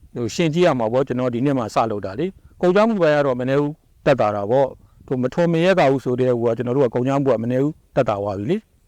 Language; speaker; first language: Burmese; native; Burmese